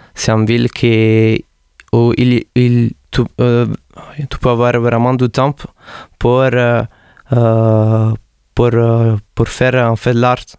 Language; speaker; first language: French; non-native, fluent; Italian